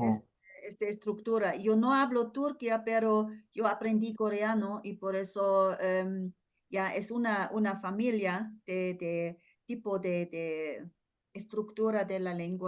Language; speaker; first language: Spanish; non-native, fluent; German